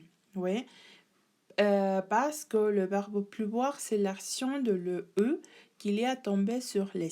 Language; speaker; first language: French; non-native, learner; Spanish